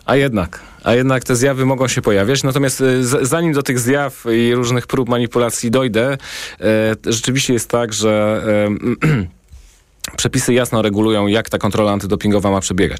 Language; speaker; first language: Polish; native; Polish